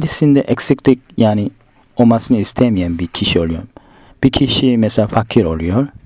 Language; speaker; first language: Turkish; non-native, fluent; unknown